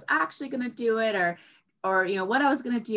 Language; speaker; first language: English; native; English